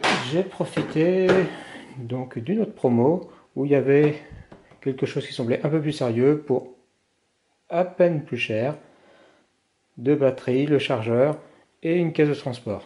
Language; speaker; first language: French; native; French